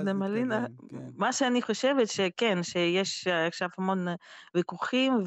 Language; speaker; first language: Hebrew; non-native, fluent; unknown